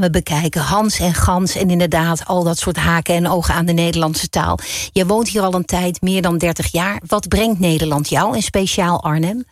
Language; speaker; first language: Dutch; native; Dutch